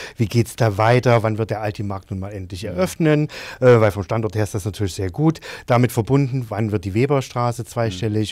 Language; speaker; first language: German; native; German